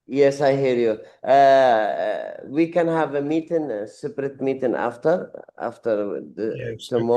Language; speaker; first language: English; non-native, learner; Arabic